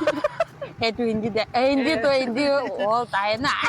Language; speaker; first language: Hindi; non-native, local second language; Karbi